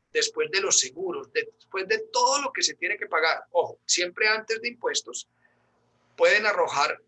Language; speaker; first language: Spanish; native; Spanish